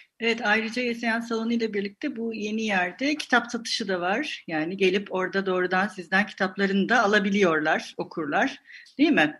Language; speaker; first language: Turkish; native; Turkish